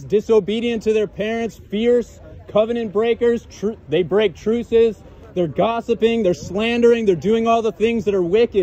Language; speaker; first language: English; native; English